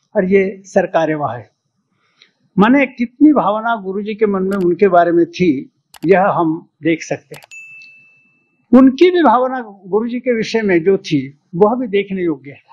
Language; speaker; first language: Hindi; non-native, local second language; Marathi